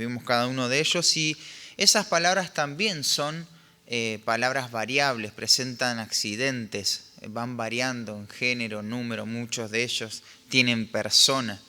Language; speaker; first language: Spanish; native; Spanish